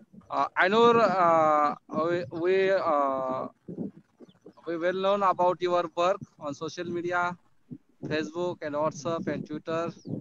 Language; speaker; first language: English; non-native, local second language; Marathi